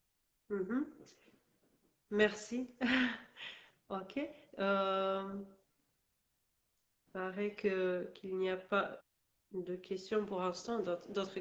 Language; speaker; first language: French; non-native, learner; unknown